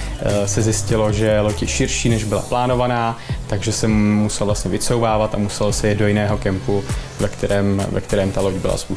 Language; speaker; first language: Czech; native; Czech